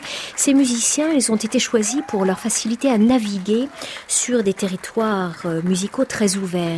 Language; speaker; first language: French; native; French